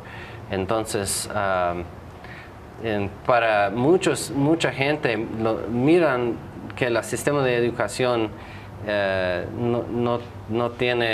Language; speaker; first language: Spanish; non-native, fluent; English